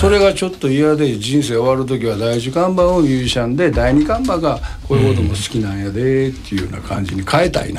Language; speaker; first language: Japanese; native; Japanese